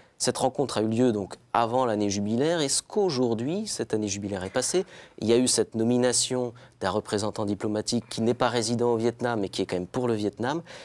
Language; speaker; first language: French; native; French